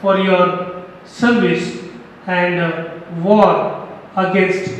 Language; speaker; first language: English; non-native, local second language; Marathi